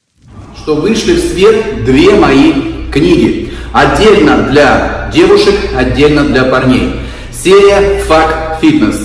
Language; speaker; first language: Russian; native; Russian